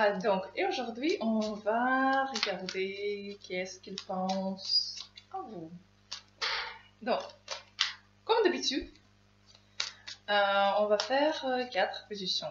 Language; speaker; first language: French; non-native, learner; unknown